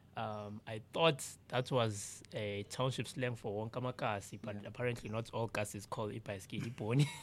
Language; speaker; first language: English; non-native, local second language; Zulu